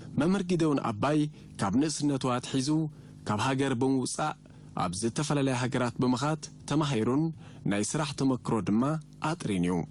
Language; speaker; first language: Tigrinya; native; Tigrinya